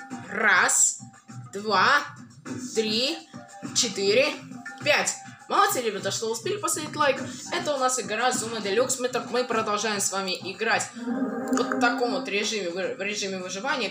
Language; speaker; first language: Russian; native; Russian